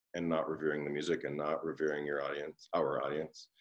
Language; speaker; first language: English; native; English